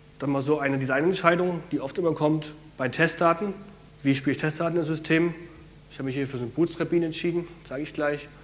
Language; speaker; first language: German; native; German